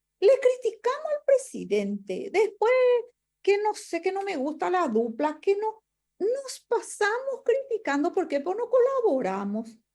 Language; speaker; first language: Spanish; non-native, local second language; Guarani